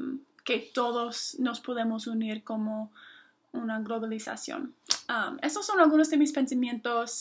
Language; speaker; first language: Spanish; non-native, fluent; English